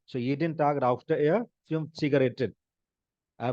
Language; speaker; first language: German; non-native, fluent; Hindi